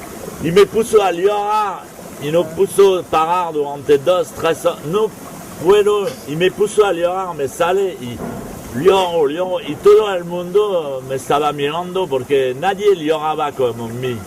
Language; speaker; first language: Spanish; non-native, fluent; French